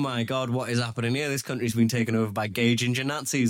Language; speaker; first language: English; native; English